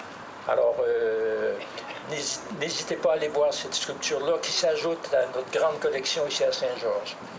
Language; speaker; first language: French; native; French